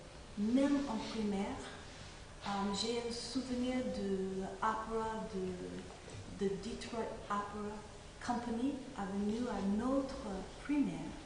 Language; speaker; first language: French; non-native, fluent; English